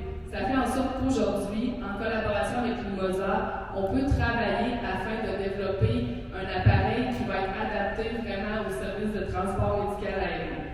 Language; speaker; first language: French; native; French